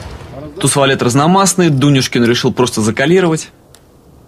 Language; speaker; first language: Russian; native; Russian